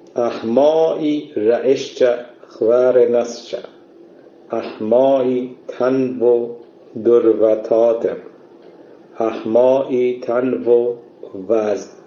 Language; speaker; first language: Persian; native; Persian